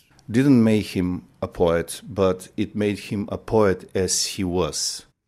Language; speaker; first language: English; non-native, fluent; Macedonian